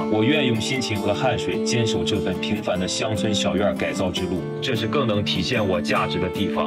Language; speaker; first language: Chinese; native; Chinese